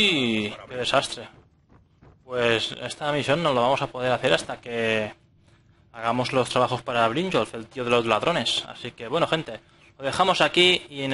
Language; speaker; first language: Spanish; native; Spanish